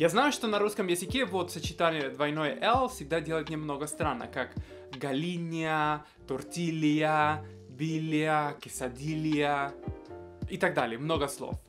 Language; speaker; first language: Russian; non-native, fluent; Spanish